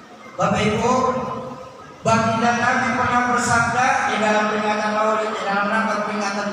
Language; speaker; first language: Indonesian; native; Indonesian